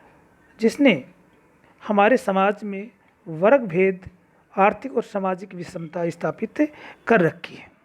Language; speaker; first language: Hindi; native; Hindi